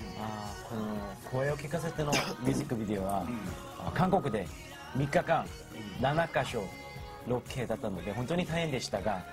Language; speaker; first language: Japanese; non-native, fluent; Korean